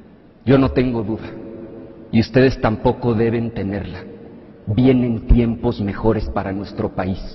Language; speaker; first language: Spanish; native; Spanish